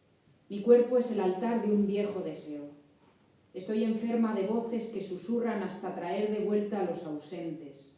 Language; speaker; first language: Spanish; native; Spanish